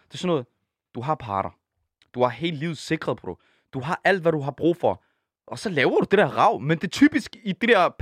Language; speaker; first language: Danish; early bilingual, other home language; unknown